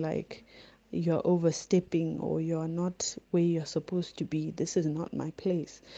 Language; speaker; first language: English; non-native, local second language; Shona